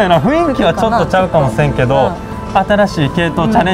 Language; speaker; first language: Japanese; native; Japanese